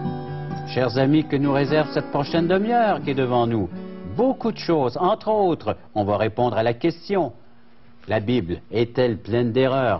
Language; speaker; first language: French; native; French